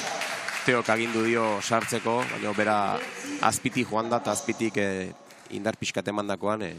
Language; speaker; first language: Basque; native; Basque